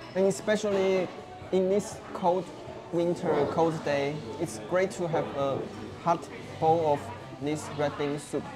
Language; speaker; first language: English; non-native, learner; Chinese